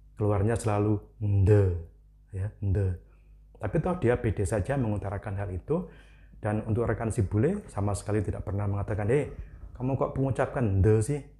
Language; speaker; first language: Indonesian; non-native, local second language; Javanese